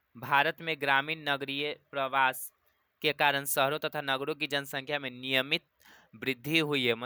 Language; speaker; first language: Hindi; native; Hindi